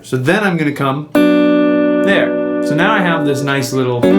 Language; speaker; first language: English; native; English